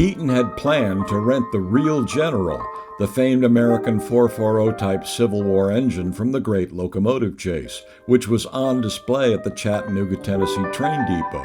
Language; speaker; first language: English; native; English